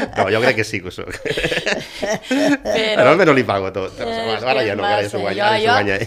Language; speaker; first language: Catalan; early bilingual, other home language; Galician